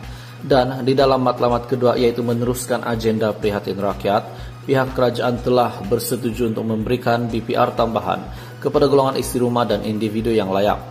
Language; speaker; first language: Malay; native; Malay